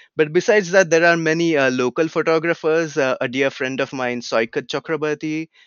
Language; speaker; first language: English; non-native, local second language; Marathi